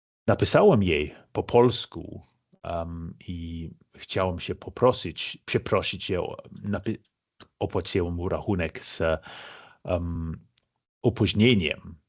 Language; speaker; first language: Polish; non-native, fluent; English